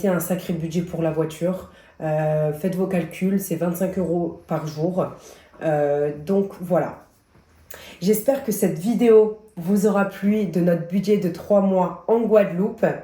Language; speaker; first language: French; native; French